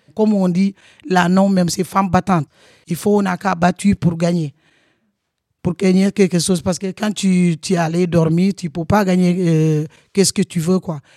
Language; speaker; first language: French; non-native, local second language; Wolof